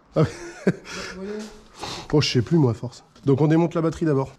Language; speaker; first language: French; native; French